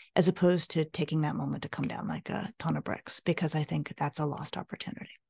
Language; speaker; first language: English; native; English